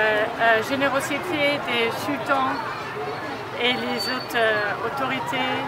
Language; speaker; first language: French; non-native, fluent; German